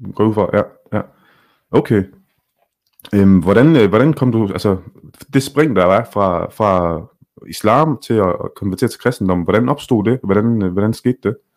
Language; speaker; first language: Danish; early bilingual, other home language; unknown